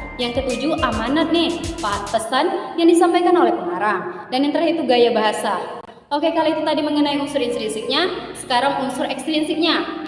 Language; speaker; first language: Indonesian; native; Indonesian